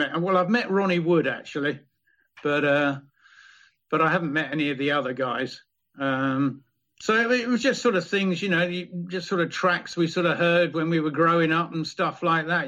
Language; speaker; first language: English; native; English